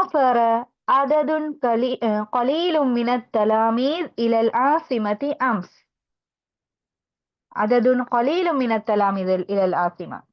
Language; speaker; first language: Arabic; non-native, fluent; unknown